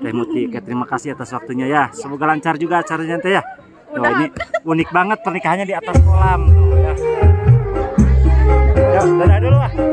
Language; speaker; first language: Indonesian; non-native, local second language; Sundanese